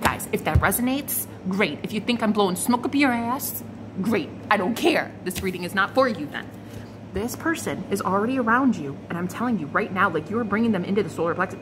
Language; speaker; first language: English; native; English